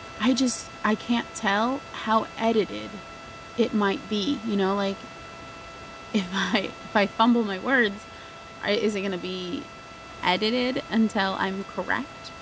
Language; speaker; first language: English; native; English